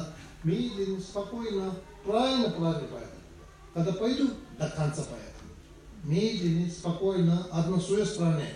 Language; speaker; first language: Russian; non-native, learner; Tibetan